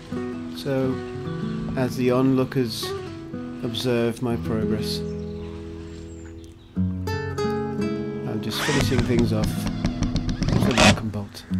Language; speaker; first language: English; native; English